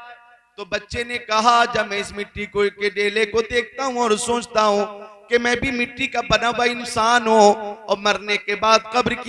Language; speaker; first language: Hindi; native; Hindi